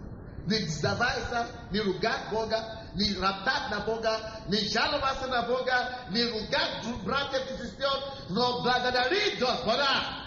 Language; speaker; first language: Russian; non-native, fluent; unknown